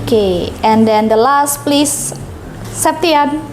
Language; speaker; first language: English; non-native, learner; Indonesian